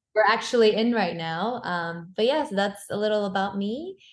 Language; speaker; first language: English; early bilingual, other home language; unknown